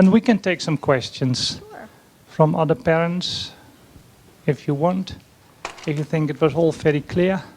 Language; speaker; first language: English; non-native, fluent; Dutch